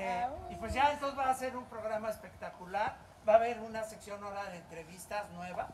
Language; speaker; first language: Spanish; native; Spanish